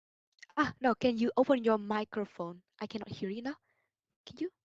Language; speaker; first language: English; non-native, fluent; Vietnamese